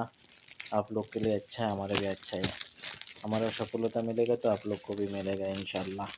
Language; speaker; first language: Hindi; non-native, learner; Bangla